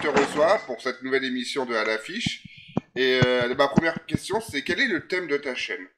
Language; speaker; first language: French; native; French